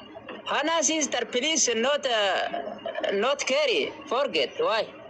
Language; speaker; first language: English; non-native, learner; Oromo